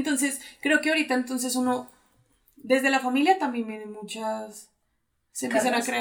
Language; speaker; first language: Spanish; native; Spanish